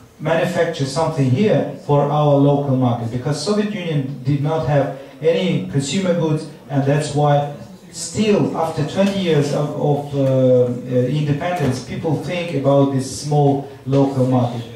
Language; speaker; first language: English; non-native, fluent; Ukrainian